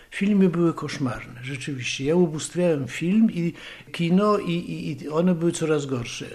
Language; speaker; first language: Polish; early bilingual, other home language; Russian